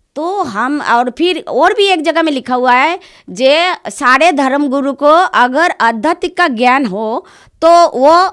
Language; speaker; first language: Hindi; non-native, local second language; Bangla